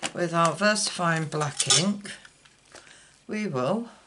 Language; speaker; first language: English; native; English